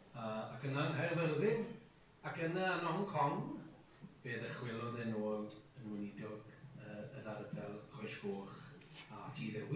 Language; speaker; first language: Welsh; native; Welsh